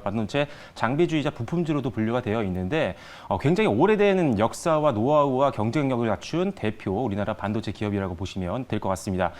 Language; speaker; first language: Korean; native; Korean